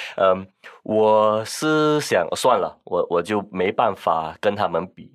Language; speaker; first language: Chinese; non-native, local second language; Min Nan Chinese